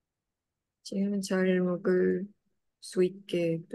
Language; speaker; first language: Korean; non-native, learner; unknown